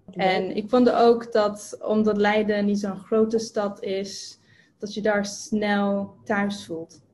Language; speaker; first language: Dutch; non-native, fluent; English